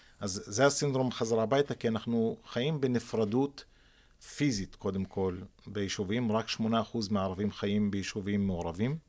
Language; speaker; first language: Hebrew; non-native, local second language; Arabic